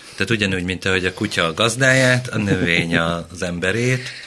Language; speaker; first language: Hungarian; native; Hungarian